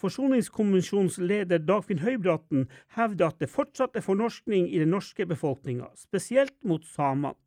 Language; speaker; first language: Norwegian; native; Norwegian